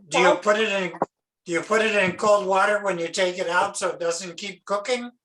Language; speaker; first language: English; native; English